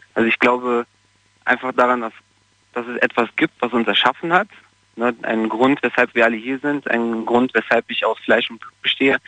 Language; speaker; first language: German; non-native, fluent; Portuguese